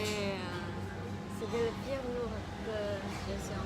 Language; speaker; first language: French; non-native, learner; Chinese